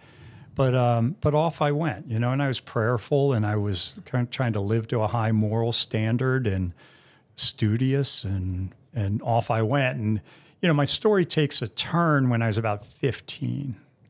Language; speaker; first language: English; native; English